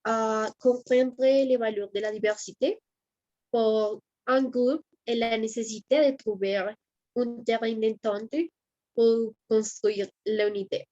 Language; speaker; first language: French; non-native, learner; Spanish